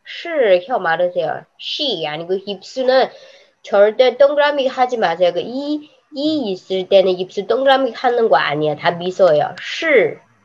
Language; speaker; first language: Korean; non-native, fluent; Chinese